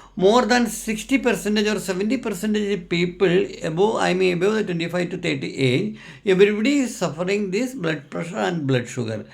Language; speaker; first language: English; non-native, local second language; Malayalam